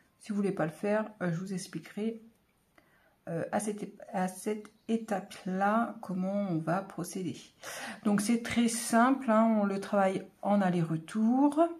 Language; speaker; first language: French; native; French